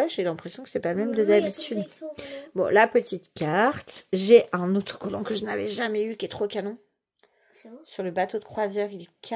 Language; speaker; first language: French; native; French